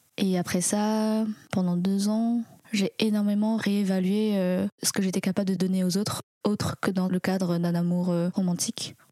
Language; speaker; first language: French; early bilingual, other home language; Chinese